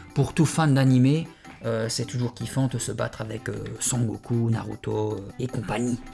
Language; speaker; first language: French; native; French